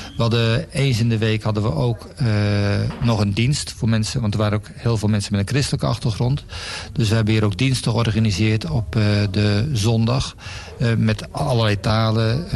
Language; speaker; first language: Dutch; native; Dutch